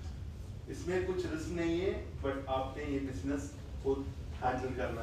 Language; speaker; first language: Hindi; non-native, fluent; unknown